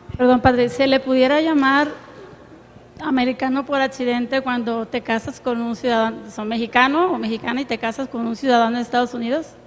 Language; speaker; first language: Spanish; native; Spanish